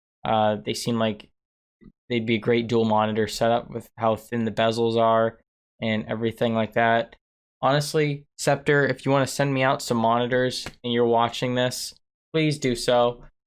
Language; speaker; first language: English; native; English